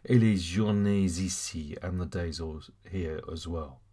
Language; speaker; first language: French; non-native, fluent; English